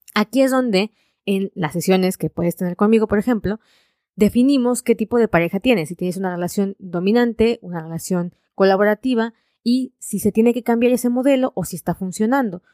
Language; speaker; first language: Spanish; native; Spanish